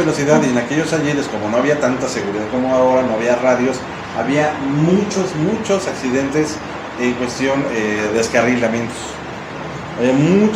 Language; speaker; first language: Spanish; native; Spanish